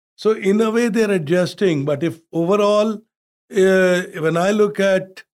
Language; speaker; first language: English; non-native, local second language; Hindi